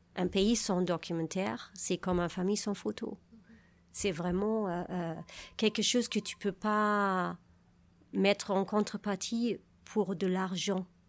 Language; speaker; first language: French; non-native, fluent; German